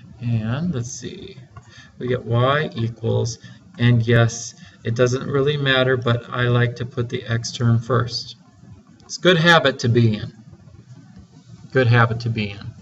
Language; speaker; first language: English; native; English